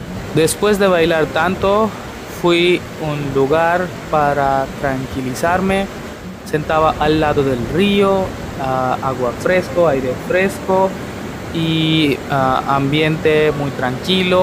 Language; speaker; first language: Spanish; non-native, learner; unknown